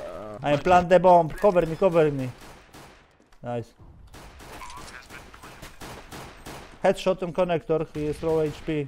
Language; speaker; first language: English; non-native, learner; Polish